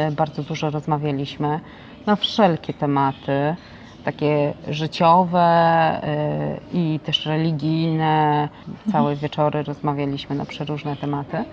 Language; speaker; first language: Polish; native; Polish